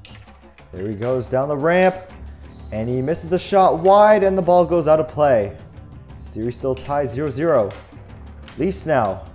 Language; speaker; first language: English; native; English